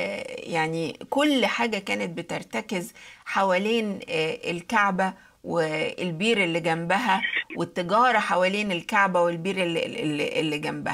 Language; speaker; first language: Arabic; native; Arabic